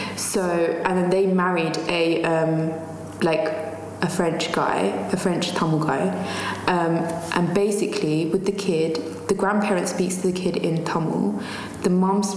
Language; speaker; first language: English; non-native, local second language; Tamil